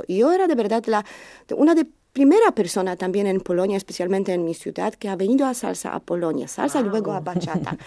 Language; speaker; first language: Spanish; non-native, learner; Polish